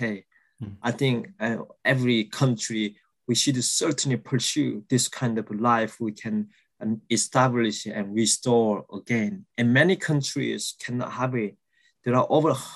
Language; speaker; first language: English; non-native, fluent; Korean